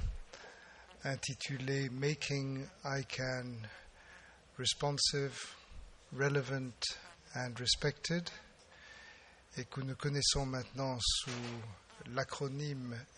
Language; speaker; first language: French; native; French